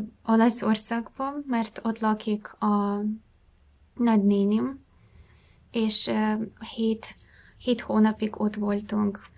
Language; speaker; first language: Hungarian; non-native, fluent; Ukrainian